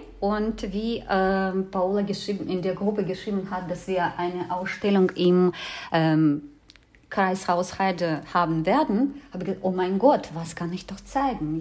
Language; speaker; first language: German; non-native, fluent; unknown